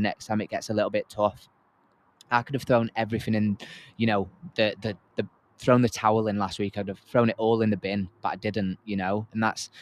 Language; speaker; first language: English; native; English